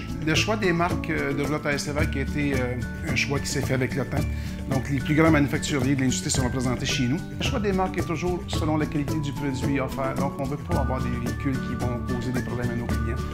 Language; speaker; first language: French; native; French